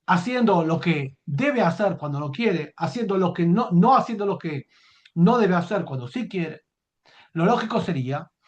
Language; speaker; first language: Spanish; native; Spanish